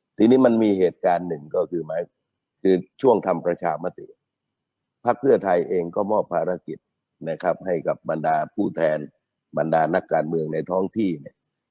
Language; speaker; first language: Thai; native; Thai